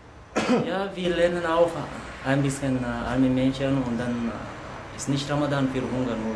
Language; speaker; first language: German; non-native, learner; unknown